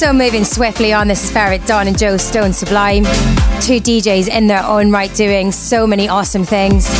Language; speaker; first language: English; native; English